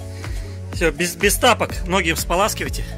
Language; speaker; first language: Russian; native; Russian